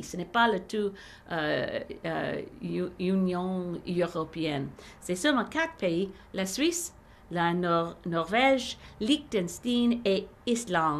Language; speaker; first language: French; non-native, learner; English